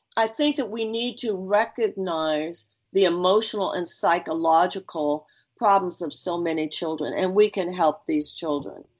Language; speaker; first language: English; native; English